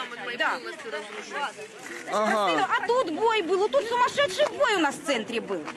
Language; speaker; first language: Russian; native; Russian